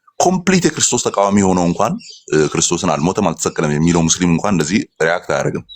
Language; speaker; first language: Amharic; non-native, local second language; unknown